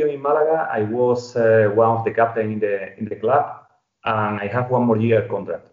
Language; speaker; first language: English; non-native, fluent; Spanish